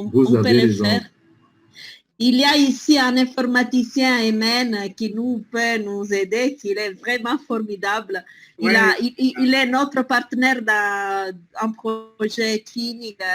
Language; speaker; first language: French; non-native, fluent; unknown